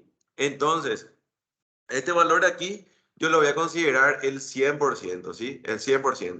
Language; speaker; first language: Spanish; native; Spanish